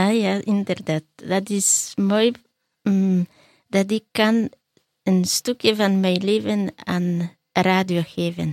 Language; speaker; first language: Dutch; non-native, learner; Polish